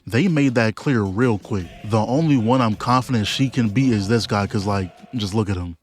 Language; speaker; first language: English; native; English